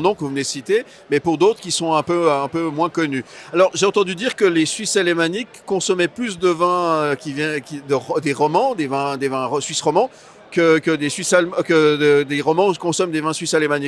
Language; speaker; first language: French; native; French